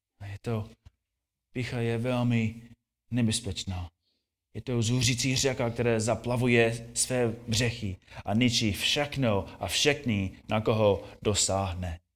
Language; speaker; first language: Czech; non-native, fluent; English